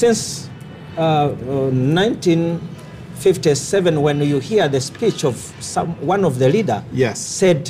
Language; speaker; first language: English; non-native, local second language; Kinyarwanda